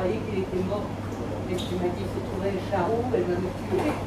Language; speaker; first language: French; native; French